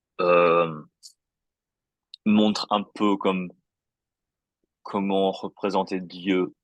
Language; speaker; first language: French; non-native, fluent; English